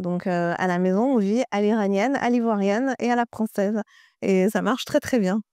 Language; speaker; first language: French; early bilingual, other home language; Persian